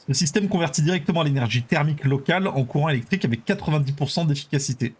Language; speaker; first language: French; native; French